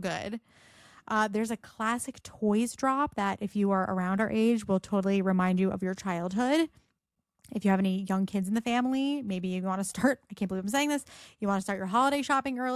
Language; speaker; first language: English; native; English